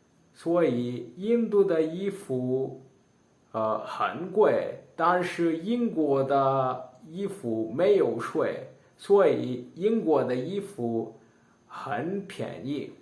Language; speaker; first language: Chinese; non-native, learner; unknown